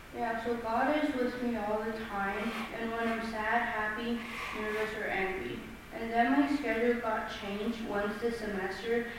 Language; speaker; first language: English; non-native, fluent; Chinese